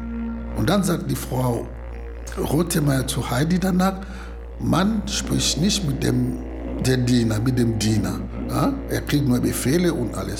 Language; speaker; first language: German; non-native, fluent; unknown